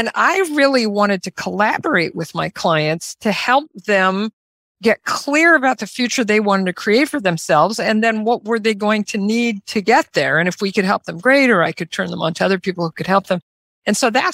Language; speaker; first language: English; native; English